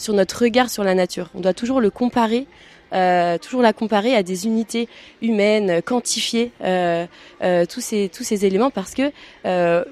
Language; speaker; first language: French; native; French